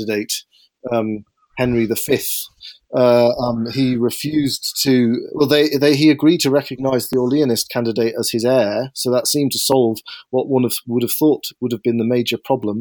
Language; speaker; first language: English; native; English